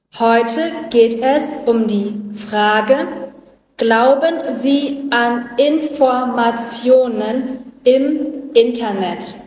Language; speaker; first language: German; non-native, learner; Vietnamese